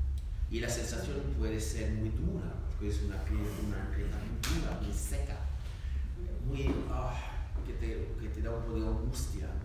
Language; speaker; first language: Spanish; non-native, learner; French